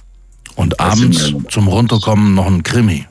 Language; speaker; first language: German; native; German